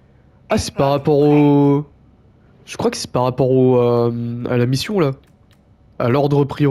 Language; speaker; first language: French; native; French